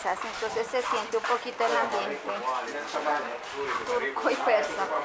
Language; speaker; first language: Spanish; native; Spanish